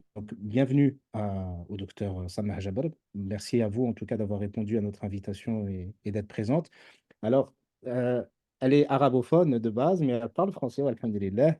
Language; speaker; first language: French; native; French